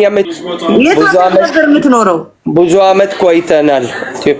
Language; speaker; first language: Amharic; non-native, fluent; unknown